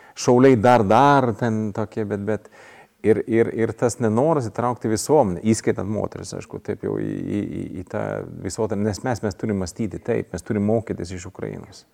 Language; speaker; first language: Lithuanian; non-native, fluent; Swedish